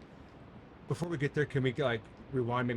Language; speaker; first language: English; native; English